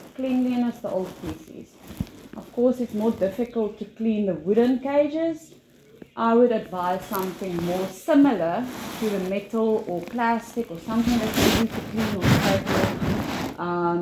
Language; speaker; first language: English; non-native, local second language; Afrikaans